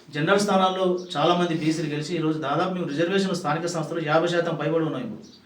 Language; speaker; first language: Telugu; native; Telugu